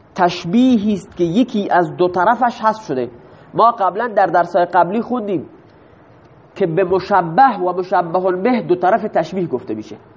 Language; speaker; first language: Persian; non-native, local second language; Baluchi